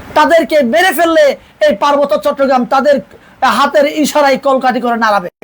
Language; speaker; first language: Bangla; non-native, local second language; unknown